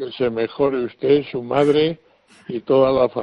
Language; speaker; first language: Spanish; native; Spanish